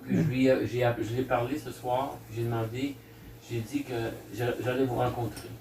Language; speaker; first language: French; native; French